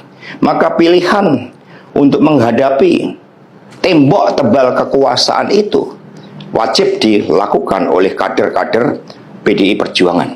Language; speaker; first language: Indonesian; native; Indonesian